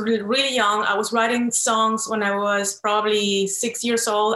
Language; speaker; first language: English; non-native, fluent; Spanish